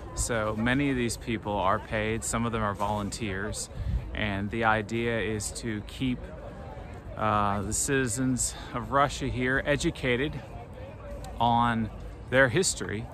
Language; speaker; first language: English; native; English